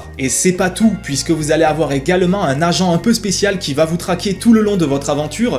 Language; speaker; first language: French; native; French